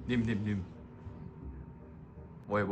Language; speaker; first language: Korean; native; Korean